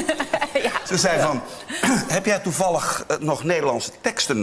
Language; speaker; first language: Dutch; native; Dutch